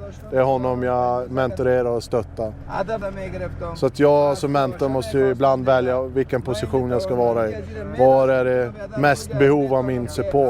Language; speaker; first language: Swedish; native; Swedish